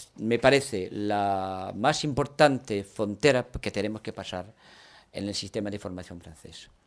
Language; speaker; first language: Spanish; early bilingual, heritage; French